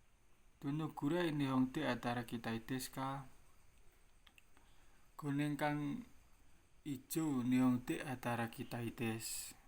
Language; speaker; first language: Japanese; non-native, learner; Indonesian